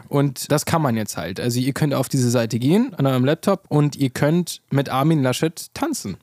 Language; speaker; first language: German; native; German